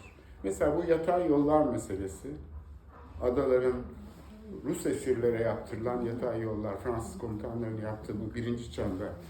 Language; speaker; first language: Turkish; native; Turkish